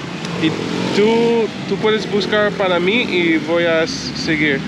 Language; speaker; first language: Spanish; non-native, learner; English